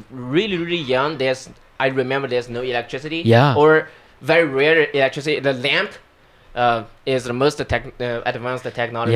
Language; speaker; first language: English; non-native, fluent; Chinese